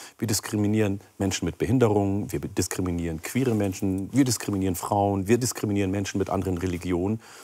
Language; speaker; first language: German; early bilingual, other home language; Oromo